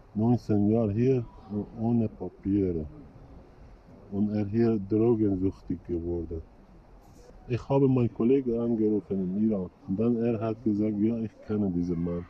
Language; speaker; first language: German; non-native, learner; Persian